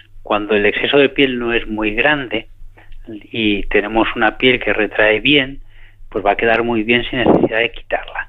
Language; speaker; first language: Spanish; native; Spanish